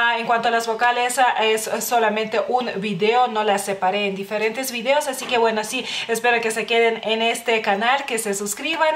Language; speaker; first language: Spanish; non-native, fluent; Lithuanian